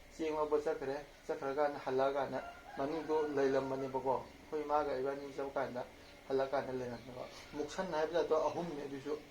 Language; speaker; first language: Manipuri; native; Manipuri